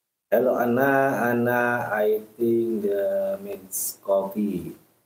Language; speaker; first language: English; non-native, learner; Indonesian